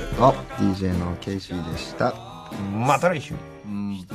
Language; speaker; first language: Japanese; native; Japanese